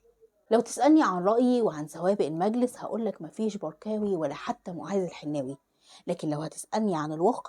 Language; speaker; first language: Arabic; native; Arabic